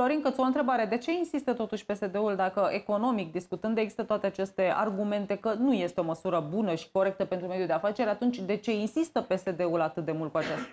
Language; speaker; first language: Romanian; native; Romanian